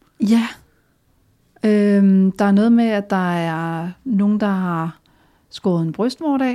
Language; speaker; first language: Danish; native; Danish